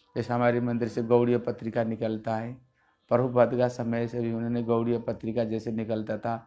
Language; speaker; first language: Hindi; non-native, local second language; Bangla